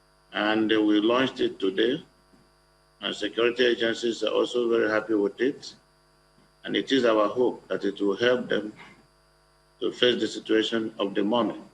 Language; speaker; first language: English; non-native, local second language; Igbo